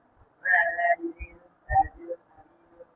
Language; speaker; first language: Arabic; non-native, learner; Bangla